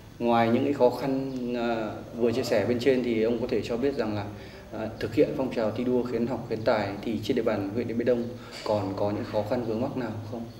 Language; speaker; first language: Vietnamese; native; Vietnamese